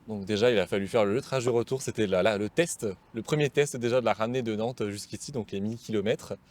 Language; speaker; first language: French; native; French